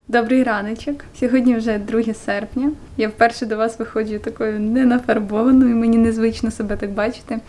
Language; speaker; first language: Ukrainian; native; Ukrainian